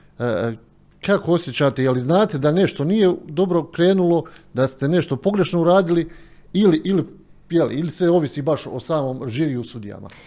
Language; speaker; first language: Croatian; native; Croatian